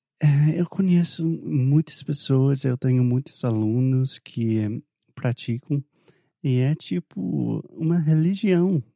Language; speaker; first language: Portuguese; non-native, fluent; English